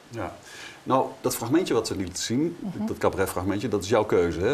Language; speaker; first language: Dutch; native; Dutch